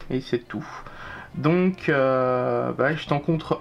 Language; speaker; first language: French; native; French